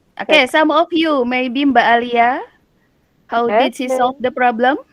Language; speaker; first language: English; non-native, learner; Indonesian